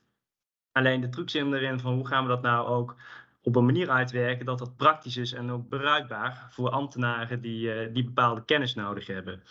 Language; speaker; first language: Dutch; native; Dutch